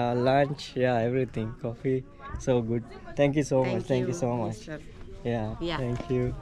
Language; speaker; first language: English; non-native, local second language; Sinhala